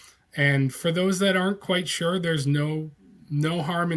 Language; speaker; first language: English; native; English